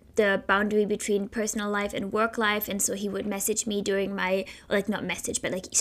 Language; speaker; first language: English; non-native, fluent; German